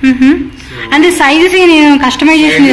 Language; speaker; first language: Kannada; non-native, learner; Telugu